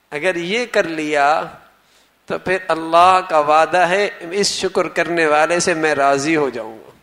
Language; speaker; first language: Urdu; native; Urdu